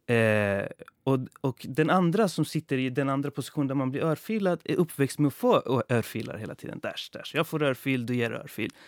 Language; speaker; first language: Swedish; early bilingual, other home language; Persian